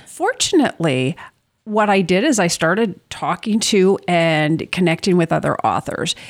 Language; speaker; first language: English; native; English